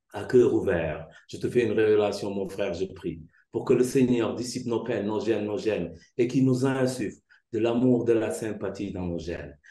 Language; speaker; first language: French; non-native, local second language; Wolof